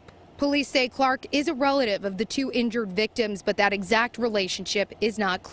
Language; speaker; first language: English; native; English